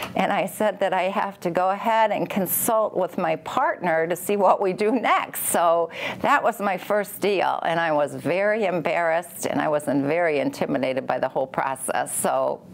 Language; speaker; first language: English; native; English